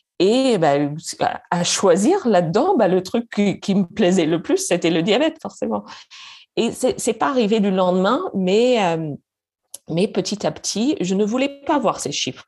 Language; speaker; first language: French; non-native, fluent; English